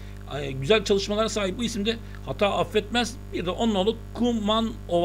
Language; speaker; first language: Turkish; native; Turkish